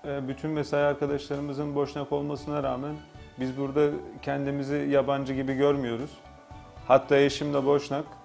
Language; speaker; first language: Turkish; native; Turkish